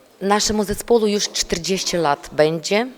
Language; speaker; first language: Polish; non-native, learner; Ukrainian